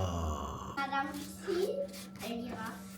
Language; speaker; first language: French; early bilingual, other home language; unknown